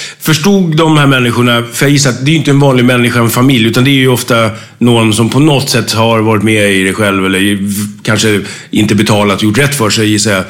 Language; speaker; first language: Swedish; native; Swedish